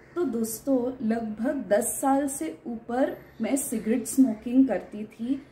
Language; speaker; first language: Hindi; non-native, local second language; Marathi